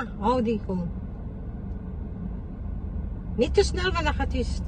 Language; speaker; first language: Dutch; non-native, fluent; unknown